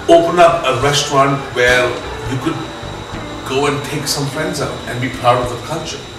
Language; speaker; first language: English; non-native, local second language; Punjabi